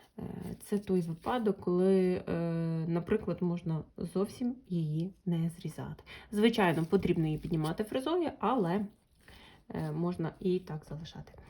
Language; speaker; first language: Ukrainian; non-native, local second language; Russian